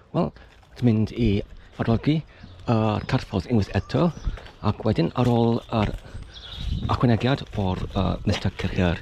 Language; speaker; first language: Welsh; non-native, learner; English